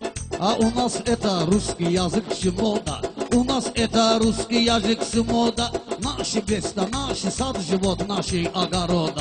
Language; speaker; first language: Russian; non-native, learner; Azerbaijani